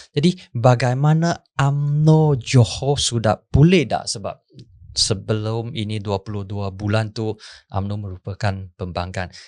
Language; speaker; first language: Malay; non-native, local second language; Chinese